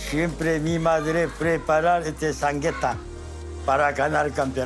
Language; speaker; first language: Spanish; non-native, learner; Korean